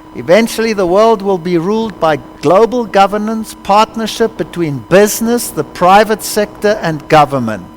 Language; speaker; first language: English; non-native, local second language; Afrikaans